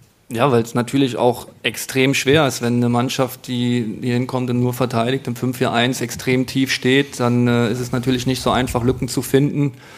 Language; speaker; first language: German; native; German